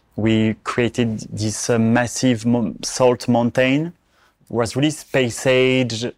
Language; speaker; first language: English; non-native, learner; French